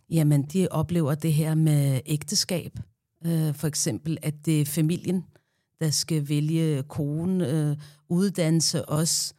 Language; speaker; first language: Danish; non-native, fluent; Arabic